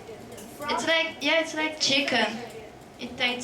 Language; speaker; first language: English; non-native, fluent; French